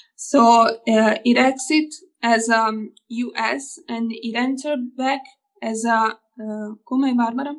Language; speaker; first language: English; non-native, fluent; Italian